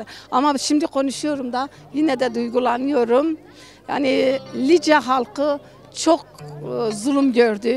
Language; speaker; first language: Turkish; non-native, local second language; Kurdish